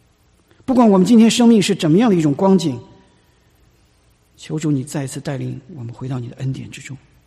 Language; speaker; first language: Chinese; native; Chinese